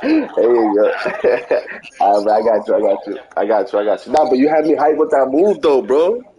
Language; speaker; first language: English; native; English